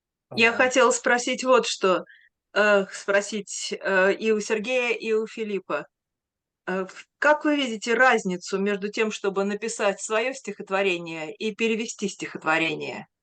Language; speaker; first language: Russian; native; Russian